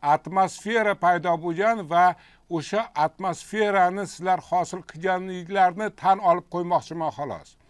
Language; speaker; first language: Uzbek; native; Uzbek